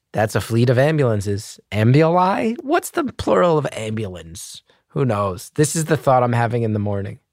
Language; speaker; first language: English; native; English